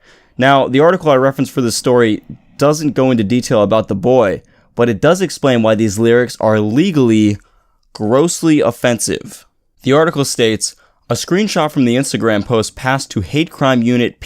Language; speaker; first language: English; native; English